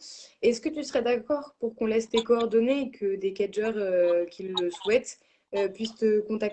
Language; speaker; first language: French; native; French